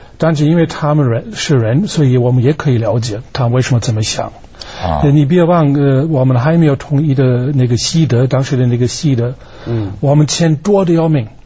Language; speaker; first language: Chinese; non-native, fluent; German